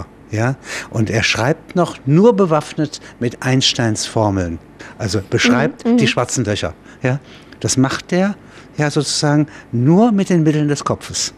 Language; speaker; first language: German; native; German